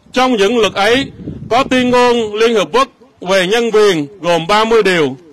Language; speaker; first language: Vietnamese; non-native, local second language; Khmer